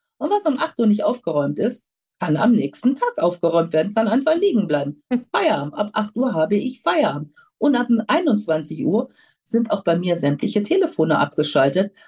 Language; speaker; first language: German; native; German